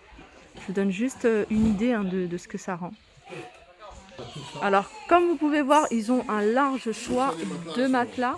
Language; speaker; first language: French; native; French